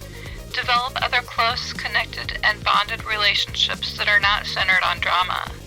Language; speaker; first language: English; native; English